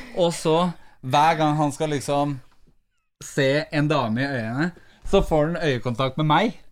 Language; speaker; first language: Norwegian; native; Norwegian